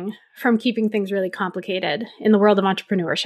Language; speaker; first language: English; native; English